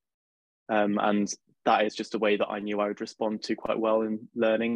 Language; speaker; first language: English; native; English